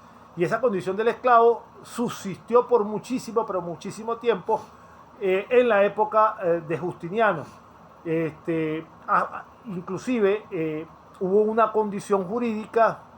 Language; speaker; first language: Spanish; native; Spanish